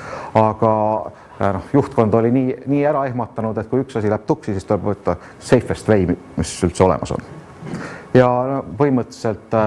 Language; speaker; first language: Estonian; native; Estonian